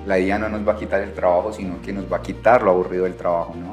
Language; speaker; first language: Spanish; native; Spanish